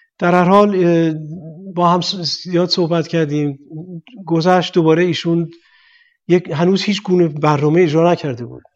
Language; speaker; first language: Persian; native; Persian